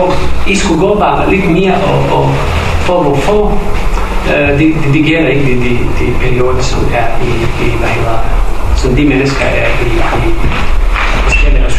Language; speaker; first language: Danish; non-native, fluent; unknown